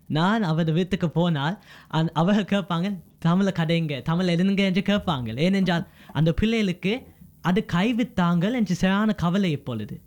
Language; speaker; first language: Tamil; early bilingual, heritage; Tamil